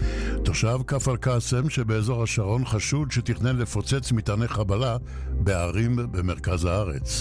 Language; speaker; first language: Hebrew; native; Hebrew